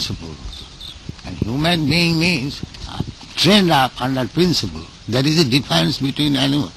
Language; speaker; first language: English; non-native, local second language; Bangla